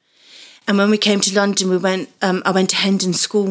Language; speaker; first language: English; early bilingual, other home language; Persian